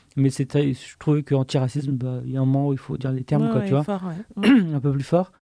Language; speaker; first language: French; native; French